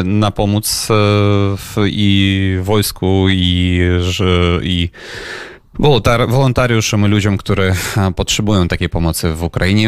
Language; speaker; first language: Polish; non-native, fluent; Ukrainian